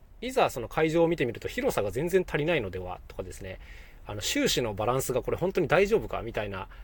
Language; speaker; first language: Japanese; native; Japanese